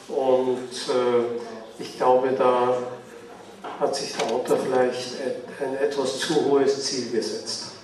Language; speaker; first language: German; native; German